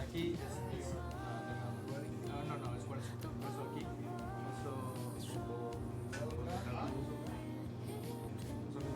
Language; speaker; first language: Spanish; non-native, learner; English